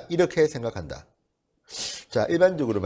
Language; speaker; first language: Korean; native; Korean